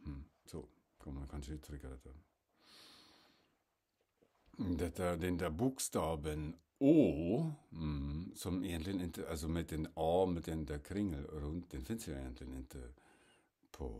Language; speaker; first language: Swedish; non-native, fluent; German